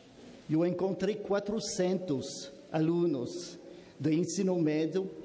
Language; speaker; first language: Portuguese; non-native, fluent; French